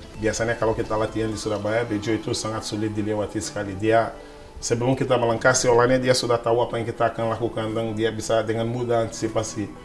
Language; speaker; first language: Indonesian; non-native, fluent; Portuguese